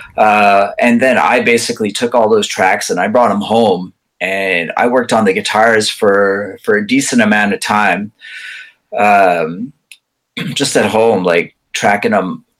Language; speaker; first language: English; native; English